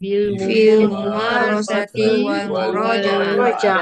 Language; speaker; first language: Arabic; non-native, learner; Malay